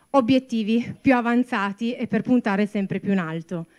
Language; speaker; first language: Italian; native; Italian